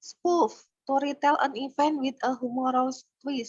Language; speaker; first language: English; non-native, fluent; Indonesian